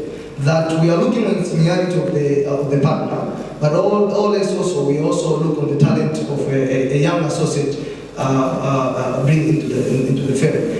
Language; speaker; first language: English; non-native, local second language; Swahili